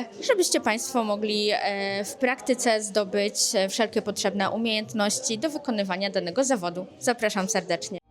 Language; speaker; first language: Polish; native; Polish